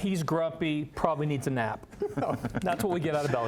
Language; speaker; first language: English; native; English